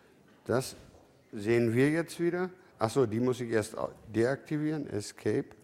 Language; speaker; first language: German; native; German